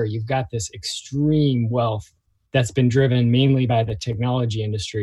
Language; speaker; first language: English; native; English